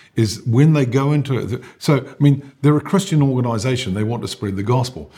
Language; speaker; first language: English; native; English